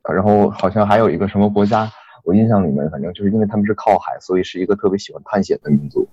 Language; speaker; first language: Chinese; native; Chinese